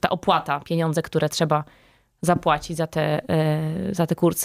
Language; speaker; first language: Polish; native; Polish